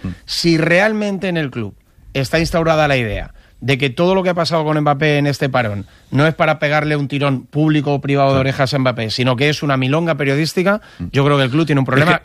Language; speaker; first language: Spanish; native; Spanish